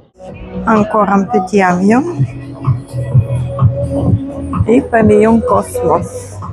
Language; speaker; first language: French; non-native, fluent; Russian